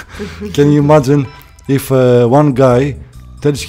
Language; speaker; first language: English; non-native, learner; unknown